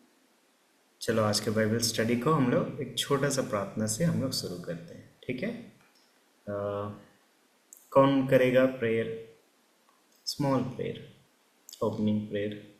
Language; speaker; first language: Hindi; native; Hindi